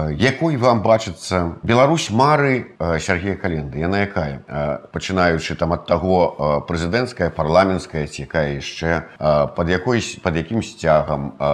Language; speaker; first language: Belarusian; native; Belarusian